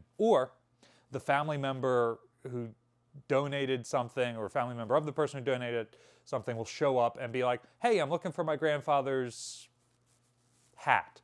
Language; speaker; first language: English; native; English